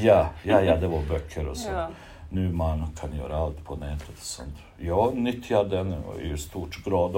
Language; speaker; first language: Swedish; non-native, fluent; Bosnian